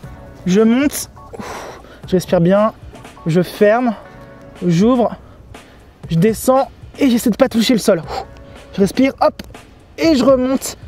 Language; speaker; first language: French; native; French